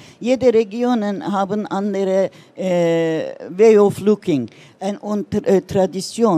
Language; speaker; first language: German; non-native, learner; Turkish